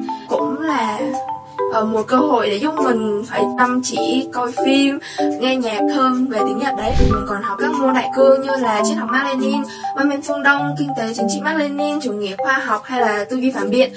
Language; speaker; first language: Vietnamese; native; Vietnamese